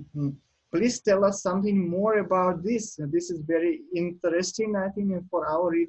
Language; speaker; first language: English; non-native, learner; Russian